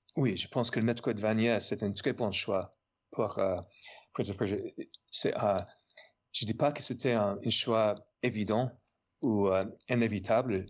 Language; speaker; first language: French; non-native, fluent; English